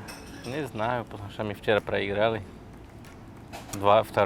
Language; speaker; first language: Russian; non-native, fluent; Slovak